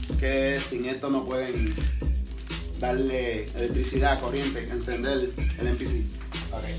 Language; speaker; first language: Spanish; early bilingual, heritage; Spanish